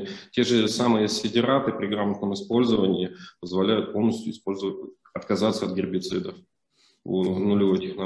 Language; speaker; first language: Russian; native; Russian